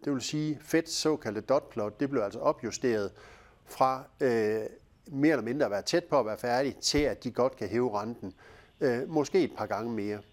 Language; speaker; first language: Danish; native; Danish